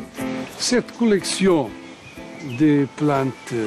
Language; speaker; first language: French; non-native, learner; Portuguese